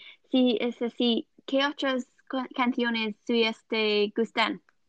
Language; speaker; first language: Spanish; non-native, learner; English